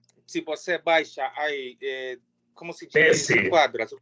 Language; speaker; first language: Portuguese; non-native, learner; Spanish